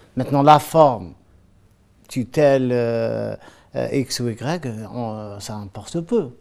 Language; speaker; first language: French; non-native, local second language; Arabic